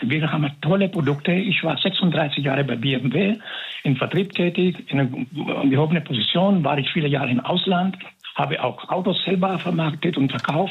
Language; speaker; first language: German; non-native, fluent; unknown